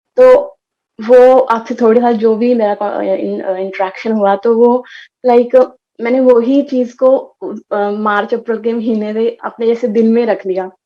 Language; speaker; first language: Hindi; non-native, local second language; Punjabi